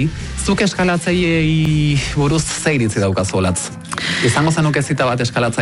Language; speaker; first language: Basque; native; Basque